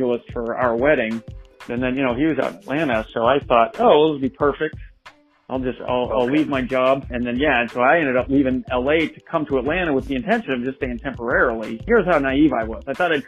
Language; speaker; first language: English; native; English